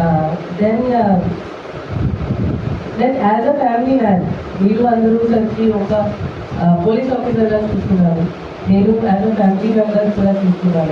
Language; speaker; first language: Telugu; non-native, fluent; Hindi